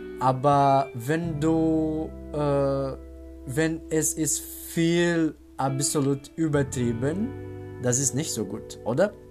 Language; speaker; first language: German; non-native, learner; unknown